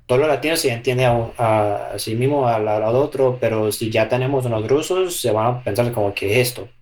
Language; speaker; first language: Spanish; non-native, fluent; English